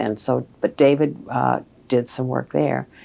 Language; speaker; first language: English; native; English